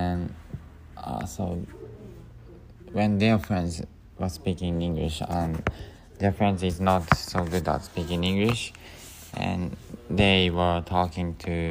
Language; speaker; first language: English; non-native, learner; Japanese